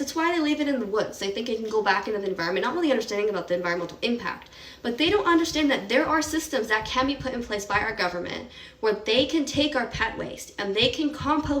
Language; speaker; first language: English; native; English